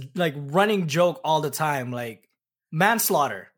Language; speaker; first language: English; early bilingual, other home language; Pampanga